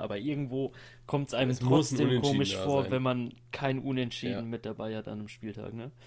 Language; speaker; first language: German; native; German